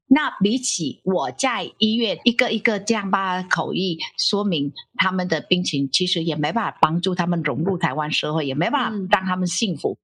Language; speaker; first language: Chinese; non-native, fluent; Vietnamese